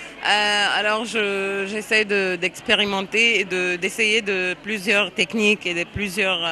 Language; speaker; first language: French; non-native, fluent; Arabic